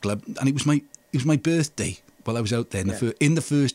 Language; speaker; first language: English; native; English